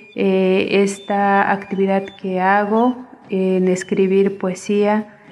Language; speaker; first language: Spanish; non-native, local second language; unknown